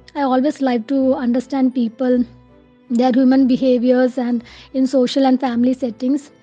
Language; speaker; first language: English; non-native, local second language; Malayalam